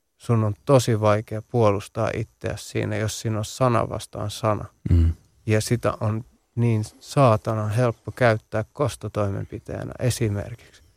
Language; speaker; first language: Finnish; early bilingual, other home language; Central Kurdish